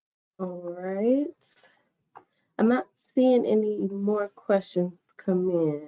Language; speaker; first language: English; native; English